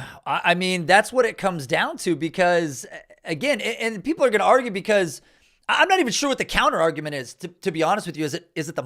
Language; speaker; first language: English; native; English